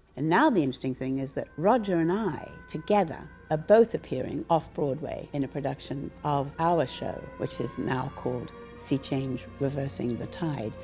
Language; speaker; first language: English; native; English